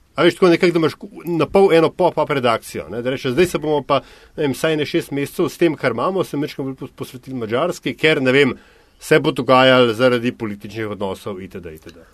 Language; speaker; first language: Slovenian; native; Slovenian